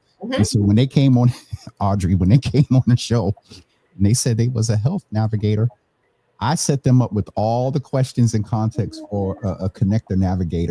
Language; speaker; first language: English; native; English